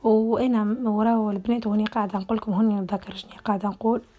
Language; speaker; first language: Arabic; native; Arabic